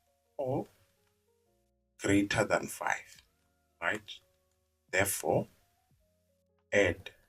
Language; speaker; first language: English; non-native, local second language; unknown